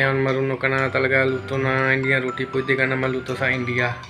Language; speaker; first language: Filipino; non-native, learner; Punjabi